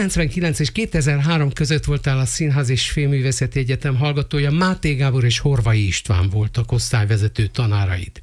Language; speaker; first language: Hungarian; native; Hungarian